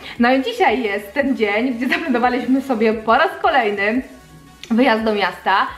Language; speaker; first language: Polish; native; Polish